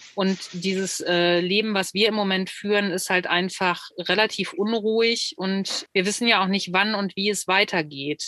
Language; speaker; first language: German; native; German